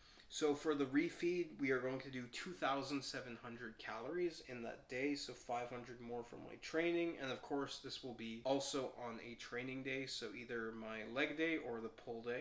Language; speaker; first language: English; native; English